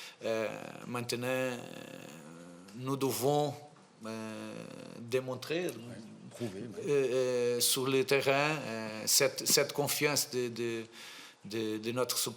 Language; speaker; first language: French; non-native, fluent; Portuguese